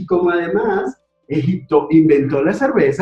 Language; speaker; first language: Spanish; native; Spanish